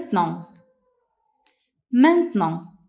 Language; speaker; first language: French; non-native, local second language; Arabic